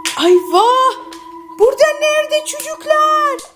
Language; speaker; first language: Turkish; non-native, fluent; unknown